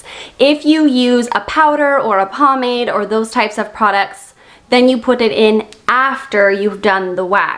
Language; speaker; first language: English; native; English